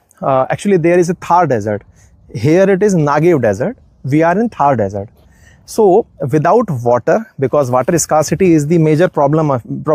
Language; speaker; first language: English; non-native, local second language; Hindi